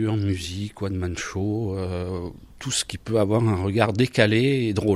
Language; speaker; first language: French; native; French